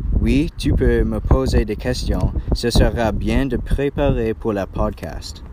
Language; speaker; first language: French; non-native, learner; English